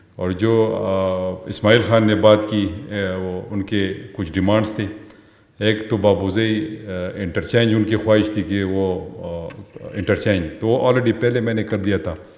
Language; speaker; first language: Urdu; non-native, local second language; Pashto